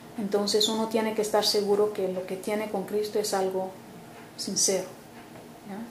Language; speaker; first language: Spanish; non-native, fluent; Papiamento